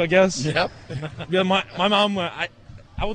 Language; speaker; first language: English; non-native, fluent; Russian